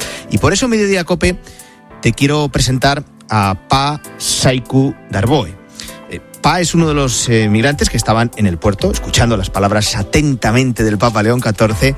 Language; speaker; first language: Spanish; native; Spanish